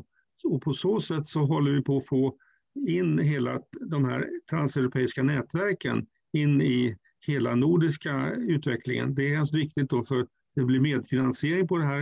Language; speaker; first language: Swedish; native; Swedish